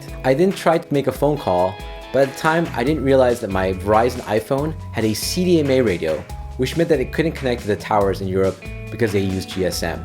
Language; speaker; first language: English; native; English